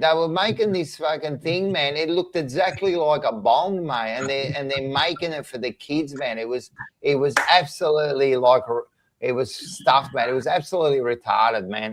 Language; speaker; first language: English; native; English